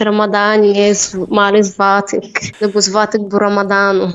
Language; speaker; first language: Czech; non-native, learner; Arabic